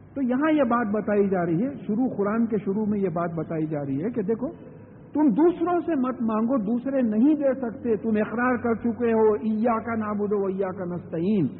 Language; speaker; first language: Urdu; native; Urdu